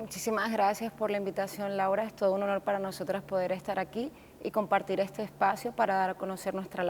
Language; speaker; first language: Spanish; native; Spanish